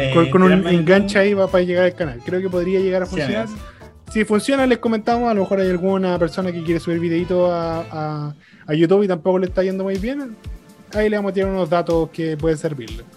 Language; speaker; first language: Spanish; native; Spanish